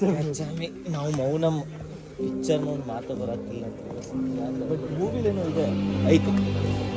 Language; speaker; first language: Kannada; native; Kannada